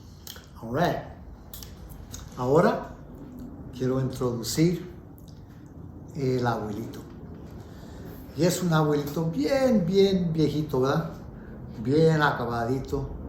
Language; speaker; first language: Spanish; early bilingual, heritage; Spanish